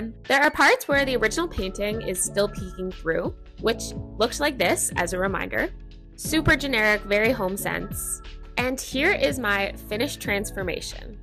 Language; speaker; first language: English; native; English